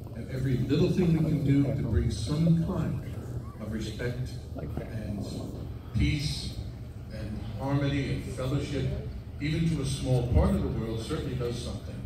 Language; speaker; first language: English; native; English